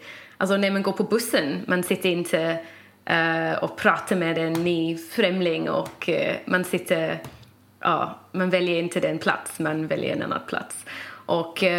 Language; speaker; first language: Swedish; non-native, fluent; English